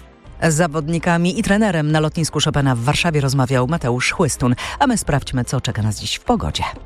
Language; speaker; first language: Polish; native; Polish